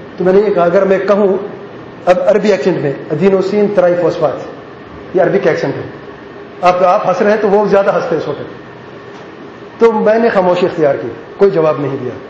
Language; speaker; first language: Urdu; early bilingual, heritage; Urdu